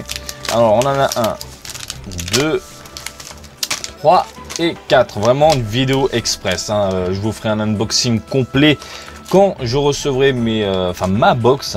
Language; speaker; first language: French; native; French